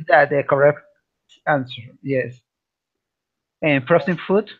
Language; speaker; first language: English; non-native, learner; Spanish